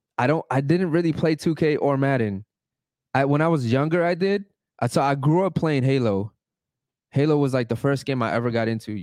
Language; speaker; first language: English; early bilingual, other home language; Spanish